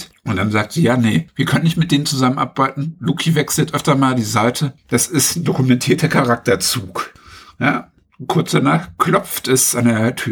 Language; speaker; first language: German; native; German